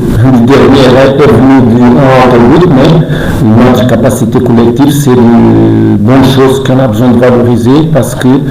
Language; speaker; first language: French; non-native, learner; Portuguese